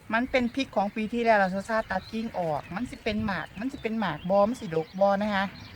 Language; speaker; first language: Thai; native; Thai